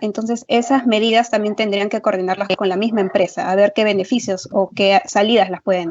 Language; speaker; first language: Spanish; native; Spanish